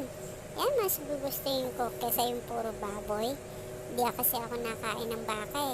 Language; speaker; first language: Filipino; native; Filipino